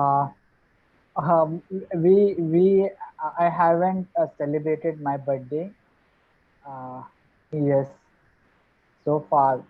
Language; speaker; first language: English; non-native, learner; Hindi